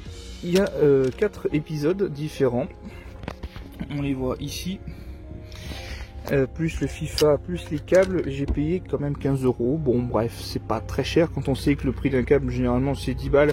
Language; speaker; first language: French; native; French